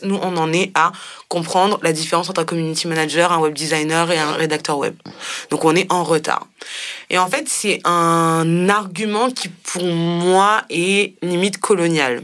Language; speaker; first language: French; native; French